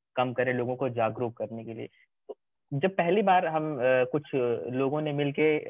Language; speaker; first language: Hindi; native; Hindi